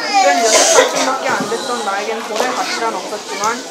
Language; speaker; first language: Korean; early bilingual, heritage; Korean